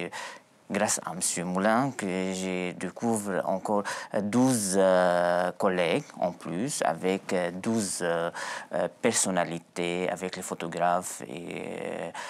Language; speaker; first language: French; non-native, local second language; Arabic